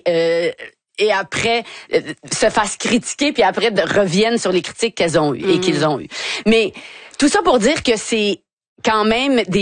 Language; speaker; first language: French; native; French